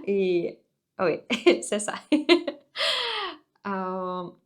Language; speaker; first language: French; non-native, learner; Russian